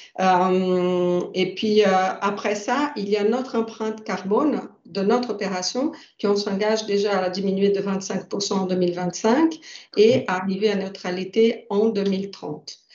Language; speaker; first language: French; non-native, fluent; Portuguese